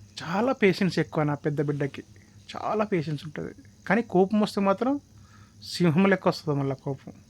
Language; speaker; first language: Telugu; non-native, local second language; Lambadi